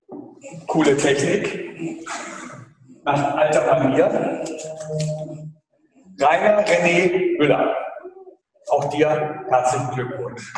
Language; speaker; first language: German; native; German